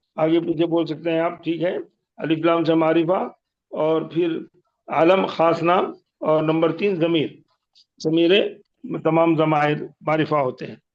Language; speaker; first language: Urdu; native; Urdu